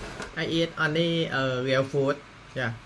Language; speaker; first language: English; non-native, learner; Thai